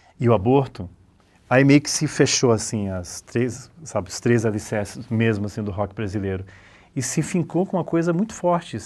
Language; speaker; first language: Portuguese; early bilingual, other home language; English